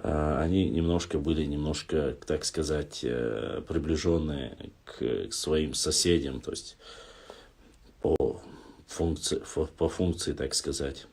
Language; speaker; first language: Russian; non-native, local second language; Chechen